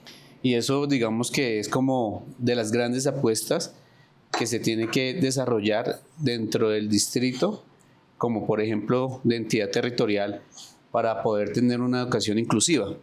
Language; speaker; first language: Spanish; native; Spanish